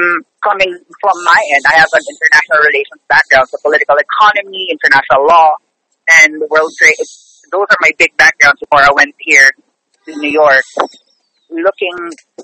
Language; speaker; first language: English; non-native, local second language; Filipino